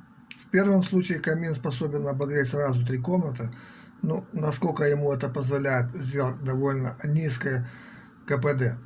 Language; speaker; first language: Russian; native; Russian